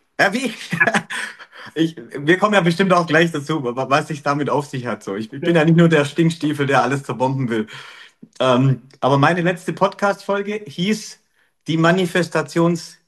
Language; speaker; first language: German; native; German